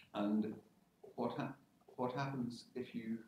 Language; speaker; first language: English; native; English